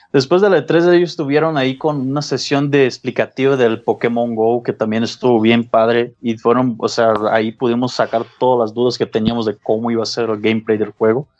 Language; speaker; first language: Spanish; non-native, fluent; Portuguese